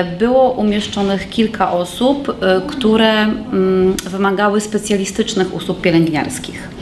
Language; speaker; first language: Polish; native; Polish